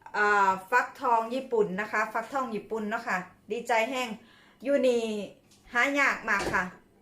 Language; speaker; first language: Thai; native; Thai